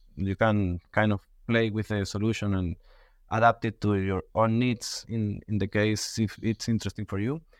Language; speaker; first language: English; non-native, fluent; Spanish